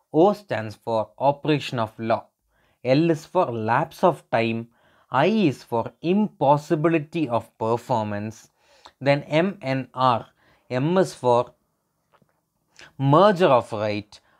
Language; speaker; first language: English; non-native, local second language; Malayalam